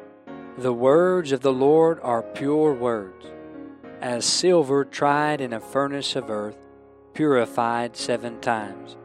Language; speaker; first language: English; native; English